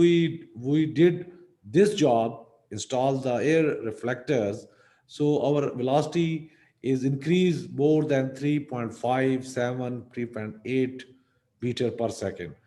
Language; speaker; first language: English; non-native, local second language; Urdu